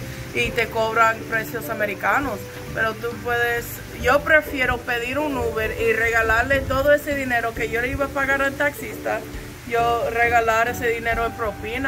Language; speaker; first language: Spanish; non-native, fluent; English